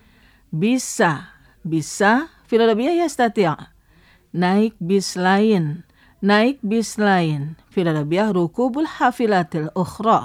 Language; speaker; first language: Arabic; non-native, fluent; Indonesian